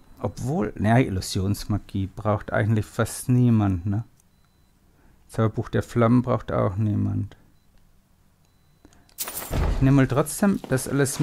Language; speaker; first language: German; native; German